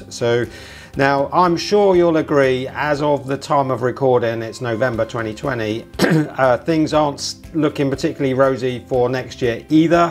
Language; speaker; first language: English; native; English